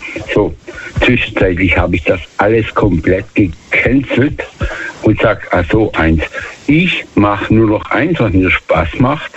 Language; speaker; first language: German; native; German